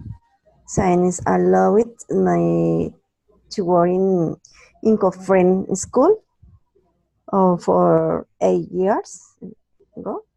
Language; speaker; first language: English; non-native, learner; Spanish